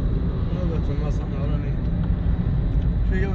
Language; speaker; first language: Arabic; native; Arabic